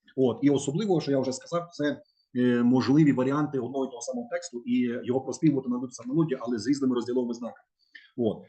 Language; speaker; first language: Ukrainian; native; Ukrainian